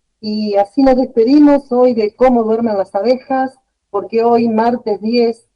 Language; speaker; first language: Spanish; native; Spanish